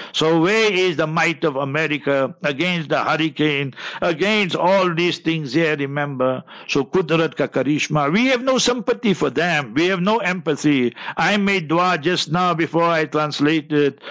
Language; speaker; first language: English; early bilingual, other home language; Urdu